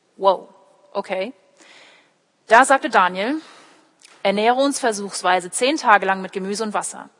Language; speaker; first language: German; early bilingual, other home language; English